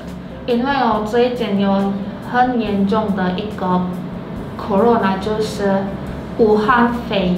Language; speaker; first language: Chinese; non-native, learner; Turkish